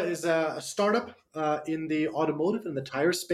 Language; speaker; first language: English; non-native, fluent; German